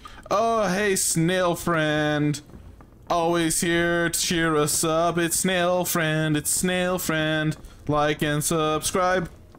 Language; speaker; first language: English; native; English